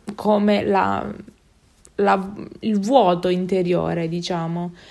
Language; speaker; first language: Italian; native; Italian